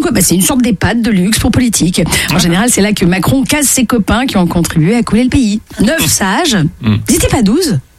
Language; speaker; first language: French; native; French